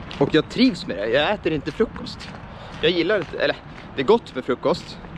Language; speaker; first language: Swedish; early bilingual, other home language; Estonian